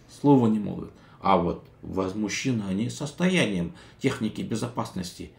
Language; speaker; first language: Russian; non-native, local second language; Kazakh